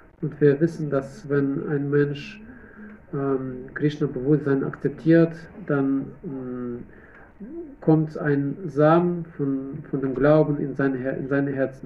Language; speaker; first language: German; non-native, fluent; Russian